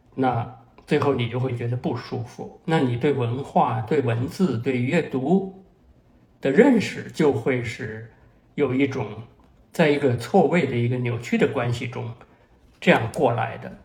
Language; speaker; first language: Chinese; native; Chinese